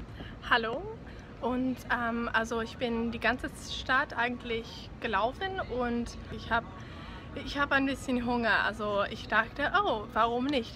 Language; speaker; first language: German; non-native, learner; English